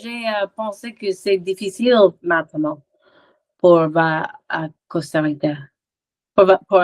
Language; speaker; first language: French; non-native, learner; English